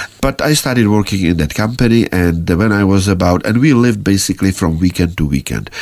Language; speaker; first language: English; non-native, fluent; Czech